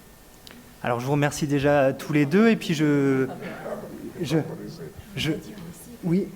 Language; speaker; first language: French; native; French